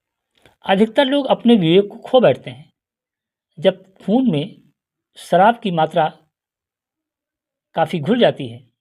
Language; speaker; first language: Hindi; native; Hindi